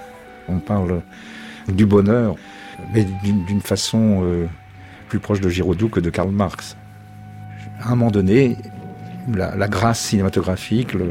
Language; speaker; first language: French; native; French